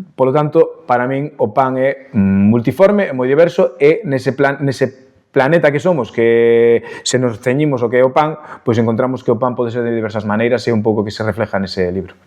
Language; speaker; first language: Galician; non-native, local second language; Spanish